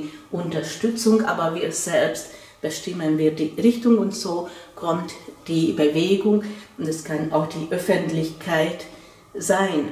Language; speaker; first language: German; non-native, fluent; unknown